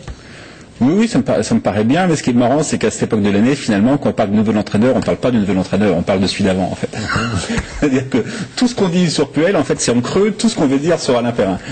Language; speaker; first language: French; native; French